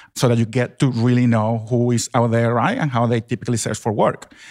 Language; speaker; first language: English; non-native, fluent; Spanish